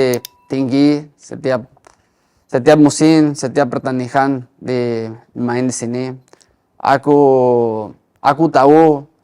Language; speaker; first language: Indonesian; non-native, learner; Spanish